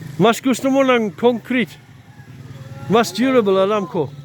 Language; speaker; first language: Filipino; non-native, learner; English